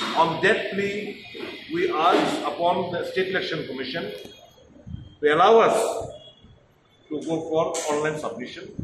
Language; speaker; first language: English; non-native, local second language; Bangla